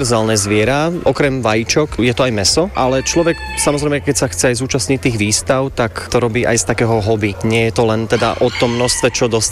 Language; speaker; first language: Slovak; native; Slovak